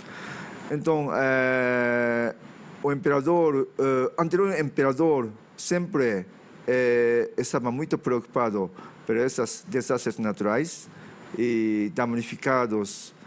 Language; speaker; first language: Portuguese; non-native, fluent; Japanese